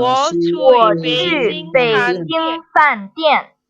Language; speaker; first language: Chinese; non-native, learner; Bangla